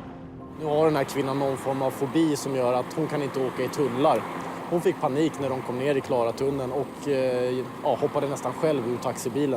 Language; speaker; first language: Swedish; native; Swedish